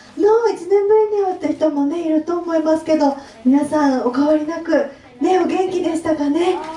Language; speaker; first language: Japanese; native; Japanese